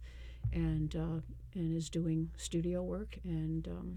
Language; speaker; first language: English; native; English